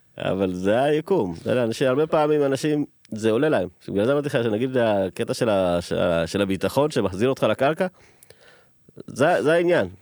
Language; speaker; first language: Hebrew; early bilingual, other home language; Amharic